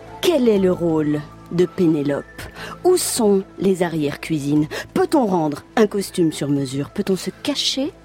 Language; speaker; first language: French; native; French